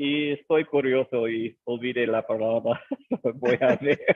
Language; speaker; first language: Spanish; non-native, learner; English